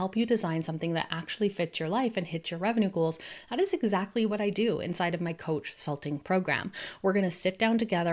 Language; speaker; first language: English; native; English